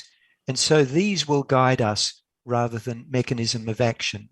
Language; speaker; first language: English; native; English